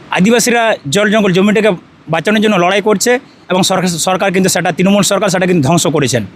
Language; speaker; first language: Bangla; non-native, local second language; Santali